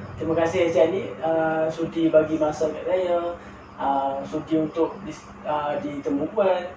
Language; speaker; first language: Malay; native; Malay